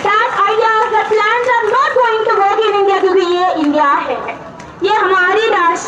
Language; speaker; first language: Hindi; non-native, local second language; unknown